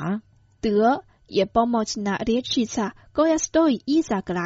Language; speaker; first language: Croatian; non-native, fluent; Chinese